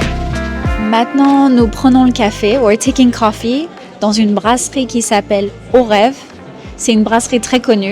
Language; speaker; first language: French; non-native, fluent; English